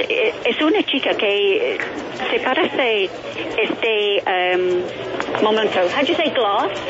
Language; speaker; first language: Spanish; non-native, learner; English